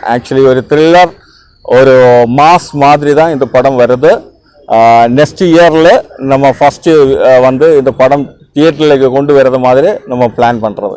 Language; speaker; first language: Tamil; non-native, learner; Malayalam